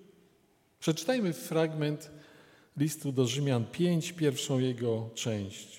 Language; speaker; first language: Polish; native; Polish